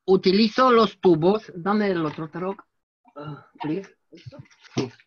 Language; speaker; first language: Spanish; non-native, learner; French